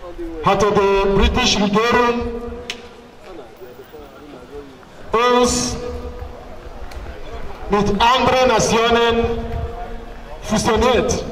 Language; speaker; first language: German; non-native, fluent; Igbo